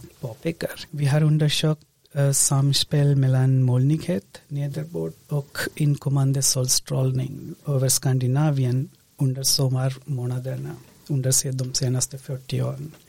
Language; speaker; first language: Swedish; non-native, fluent; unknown